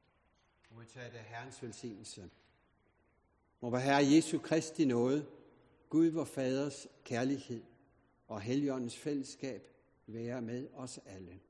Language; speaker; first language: Danish; native; Danish